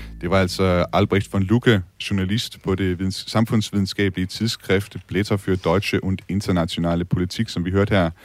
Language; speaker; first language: Danish; native; Danish